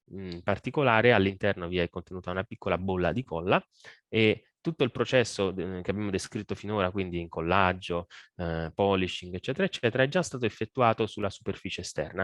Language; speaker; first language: Italian; native; Italian